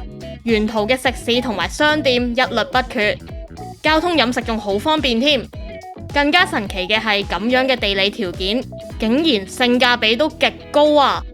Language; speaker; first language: Cantonese; native; Cantonese